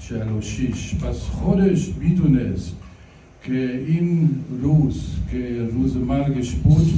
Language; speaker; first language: Persian; non-native, fluent; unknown